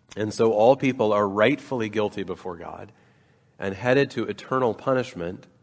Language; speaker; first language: English; native; English